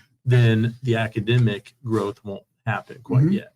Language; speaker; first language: English; native; English